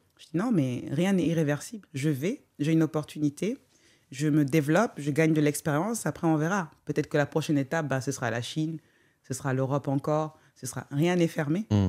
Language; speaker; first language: French; non-native, local second language; Wolof